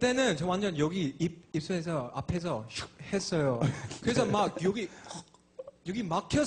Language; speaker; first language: Korean; non-native, learner; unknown